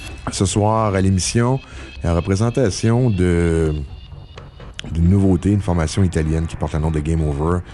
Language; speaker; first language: French; native; French